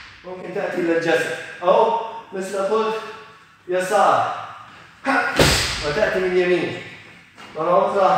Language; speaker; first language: Arabic; non-native, fluent; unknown